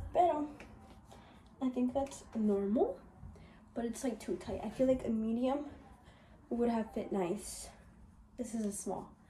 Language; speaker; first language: English; early bilingual, other home language; Spanish